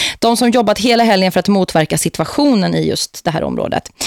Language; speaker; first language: Swedish; native; Swedish